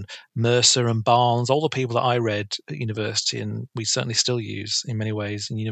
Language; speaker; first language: English; native; English